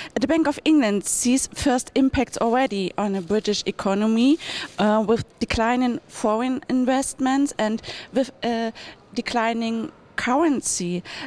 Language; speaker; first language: English; non-native, fluent; German